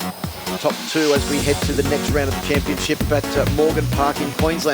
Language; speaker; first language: English; native; English